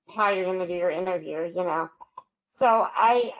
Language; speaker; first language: English; native; English